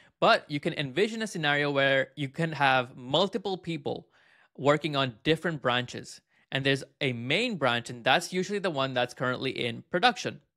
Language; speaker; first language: English; native; English